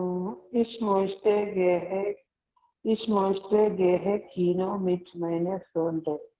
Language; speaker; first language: German; non-native, learner; Malayalam